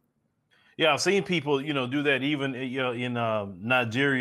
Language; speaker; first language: English; native; English